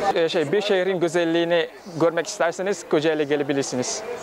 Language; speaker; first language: Turkish; non-native, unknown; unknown